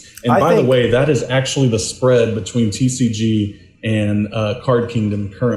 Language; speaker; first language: English; native; English